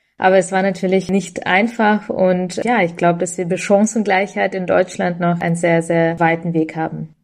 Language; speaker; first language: German; early bilingual, other home language; Russian